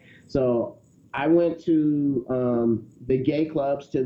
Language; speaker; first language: English; native; English